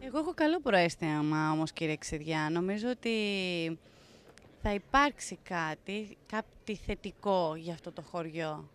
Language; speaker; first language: Greek; native; Greek